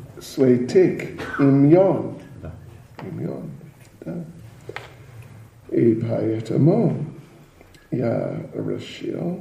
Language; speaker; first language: Russian; non-native, learner; English